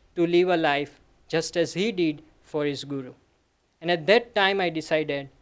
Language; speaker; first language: English; non-native, local second language; Gujarati